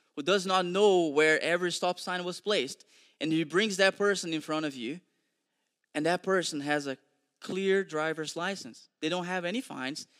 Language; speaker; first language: English; non-native, fluent; Portuguese